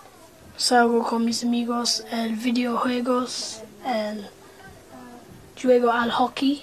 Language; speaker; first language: Spanish; non-native, learner; English